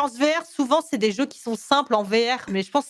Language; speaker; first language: French; native; French